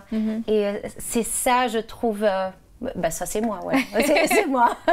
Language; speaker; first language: French; non-native, fluent; German